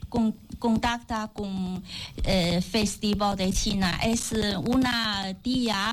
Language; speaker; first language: Spanish; non-native, learner; Chinese